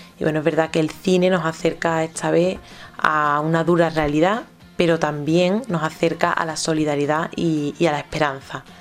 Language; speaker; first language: Spanish; native; Spanish